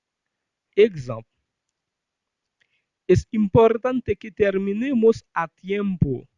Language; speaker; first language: Spanish; non-native, fluent; Haitian Creole